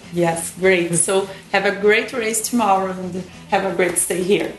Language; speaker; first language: English; non-native, learner; Portuguese